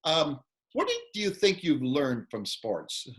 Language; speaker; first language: English; native; English